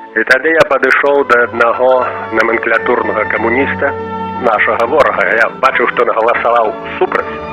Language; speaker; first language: Belarusian; native; Belarusian